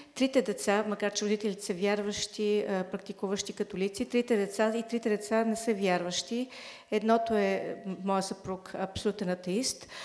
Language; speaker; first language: Bulgarian; native; Bulgarian